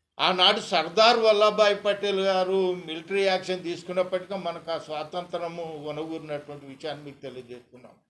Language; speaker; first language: Telugu; native; Telugu